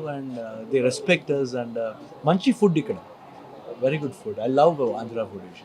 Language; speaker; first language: Telugu; non-native, learner; Kannada